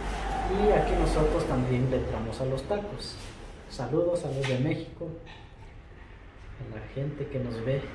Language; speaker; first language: Spanish; native; Spanish